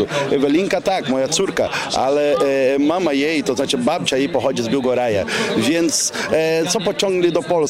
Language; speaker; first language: Polish; non-native, fluent; Portuguese